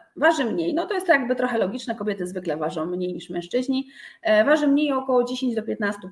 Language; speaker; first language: Polish; native; Polish